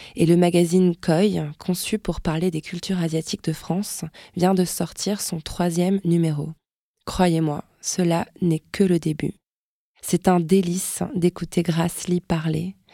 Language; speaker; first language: French; native; French